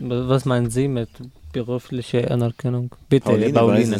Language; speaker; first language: German; non-native, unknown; Arabic